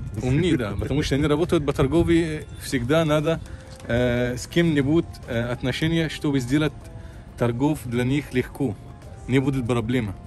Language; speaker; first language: Russian; non-native, local second language; Arabic